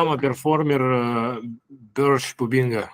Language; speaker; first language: Russian; native; Russian